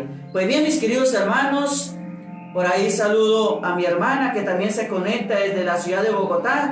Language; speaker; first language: Spanish; native; Spanish